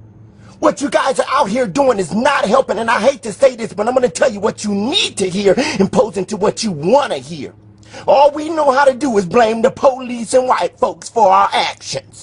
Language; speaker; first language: English; native; English